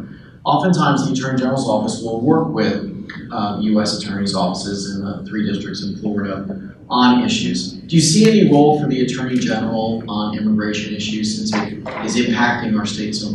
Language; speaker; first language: English; native; English